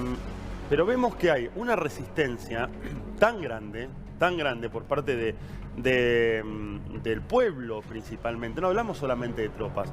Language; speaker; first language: Spanish; native; Spanish